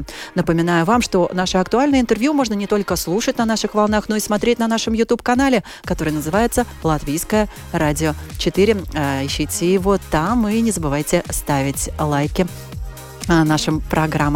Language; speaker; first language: Russian; native; Russian